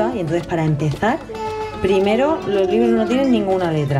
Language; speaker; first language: Spanish; native; Spanish